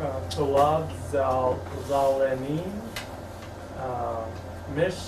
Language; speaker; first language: Arabic; non-native, learner; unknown